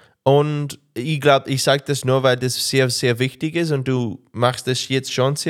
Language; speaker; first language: German; non-native, learner; English